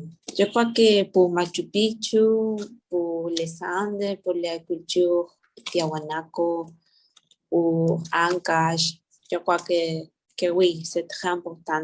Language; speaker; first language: French; non-native, learner; Spanish